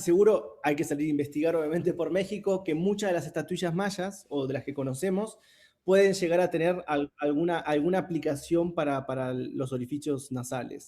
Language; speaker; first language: Spanish; native; Spanish